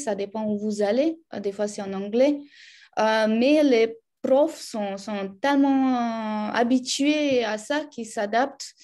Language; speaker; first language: French; non-native, fluent; Romanian